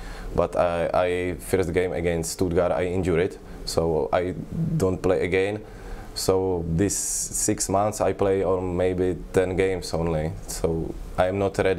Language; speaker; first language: English; non-native, learner; Czech